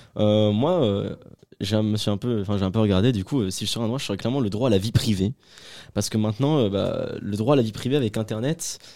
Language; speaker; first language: French; native; French